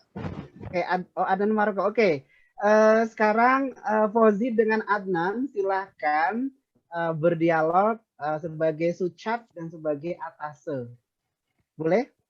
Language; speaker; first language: Indonesian; native; Indonesian